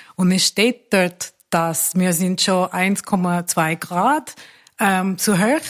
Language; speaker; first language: German; non-native, fluent; English